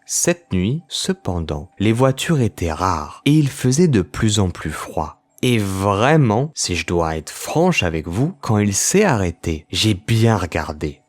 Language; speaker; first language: French; native; French